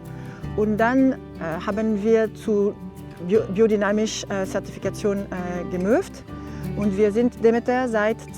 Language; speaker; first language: German; non-native, learner; French